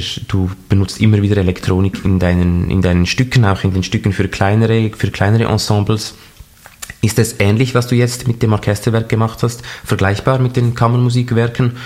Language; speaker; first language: German; native; German